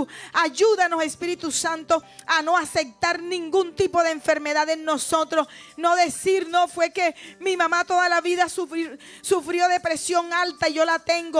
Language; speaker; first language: Spanish; native; Spanish